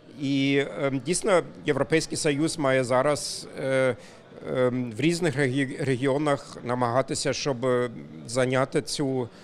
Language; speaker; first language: Ukrainian; non-native, fluent; German